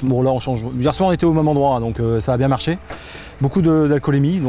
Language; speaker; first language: French; native; French